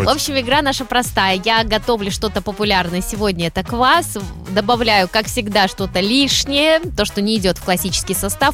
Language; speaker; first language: Russian; native; Russian